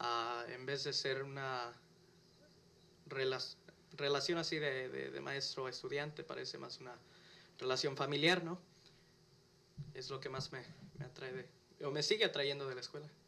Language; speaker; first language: Spanish; early bilingual, other home language; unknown